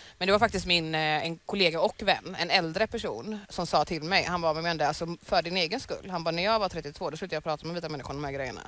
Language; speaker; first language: Swedish; native; Swedish